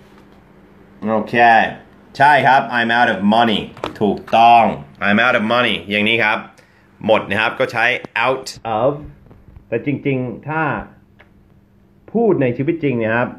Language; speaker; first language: Thai; non-native, fluent; English